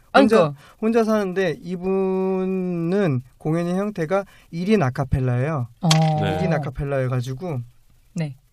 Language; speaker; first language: Korean; native; Korean